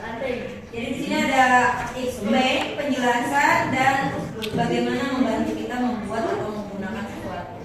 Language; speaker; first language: Indonesian; native; Indonesian